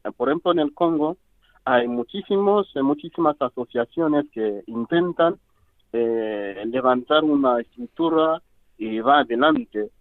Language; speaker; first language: Spanish; non-native, fluent; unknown